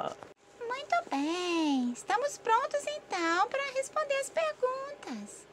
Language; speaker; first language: Portuguese; native; Portuguese